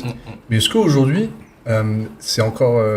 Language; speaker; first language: French; native; French